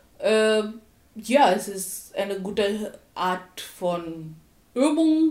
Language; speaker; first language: German; non-native, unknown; Tamil